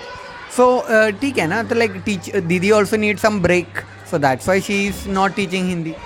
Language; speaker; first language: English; non-native, local second language; Hindi